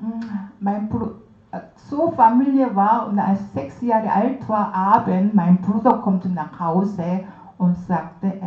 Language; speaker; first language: German; non-native, learner; Korean